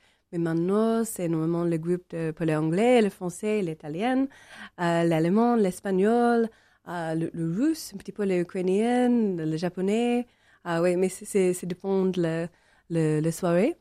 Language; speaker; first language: French; non-native, learner; English